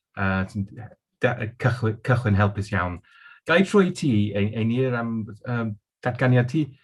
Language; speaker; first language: Welsh; non-native, local second language; English